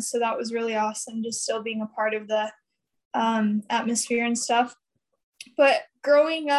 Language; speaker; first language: English; native; English